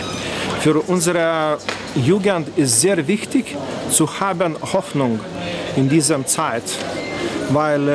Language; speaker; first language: German; non-native, fluent; Lithuanian